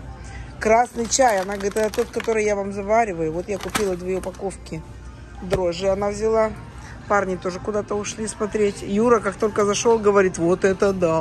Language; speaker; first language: Russian; native; Russian